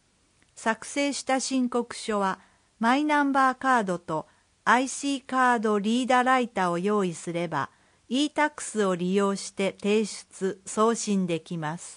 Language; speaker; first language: Japanese; native; Japanese